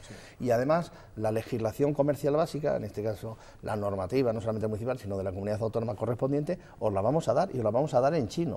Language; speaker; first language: Spanish; native; Spanish